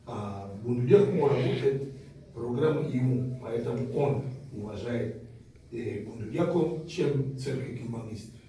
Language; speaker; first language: Russian; non-native, fluent; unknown